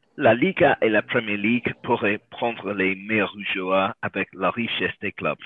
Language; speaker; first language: French; non-native, learner; English